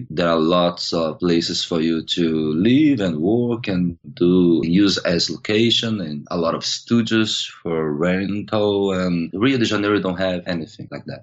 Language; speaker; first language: English; non-native, fluent; Portuguese